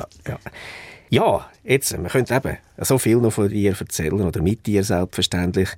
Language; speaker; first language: German; native; German